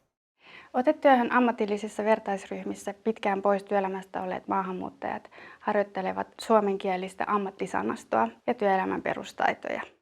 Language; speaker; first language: Finnish; native; Finnish